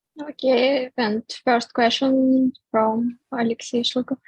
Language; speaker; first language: English; non-native, fluent; Russian